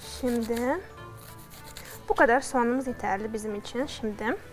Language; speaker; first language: Turkish; non-native, fluent; Russian